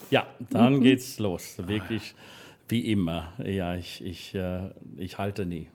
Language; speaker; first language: German; non-native, learner; English